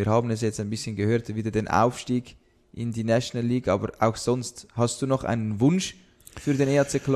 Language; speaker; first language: German; native; German